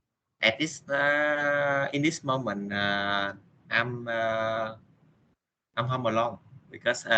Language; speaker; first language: English; non-native, learner; Vietnamese